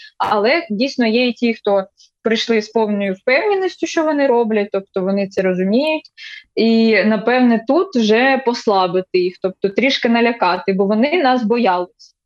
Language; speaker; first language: Ukrainian; non-native, local second language; Russian